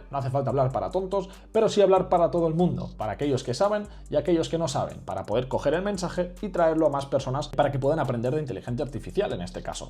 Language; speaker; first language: Spanish; native; Spanish